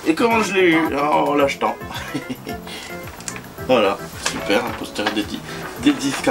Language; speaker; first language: French; native; French